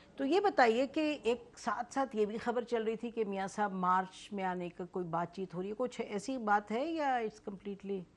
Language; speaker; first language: Urdu; native; Urdu